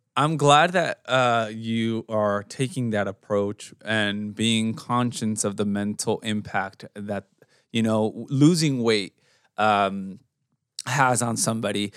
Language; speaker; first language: English; early bilingual, other home language; Spanish